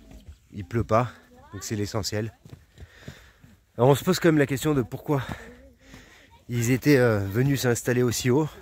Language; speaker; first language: French; native; French